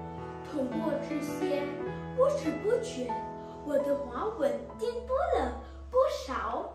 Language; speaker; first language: Chinese; early bilingual, heritage; Chinese